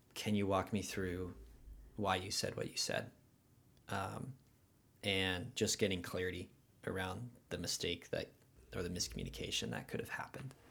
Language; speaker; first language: English; native; English